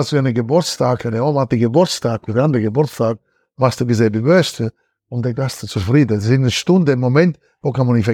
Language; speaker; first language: German; non-native, learner; Italian